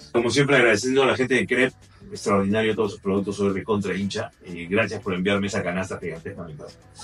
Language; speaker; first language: Spanish; native; Spanish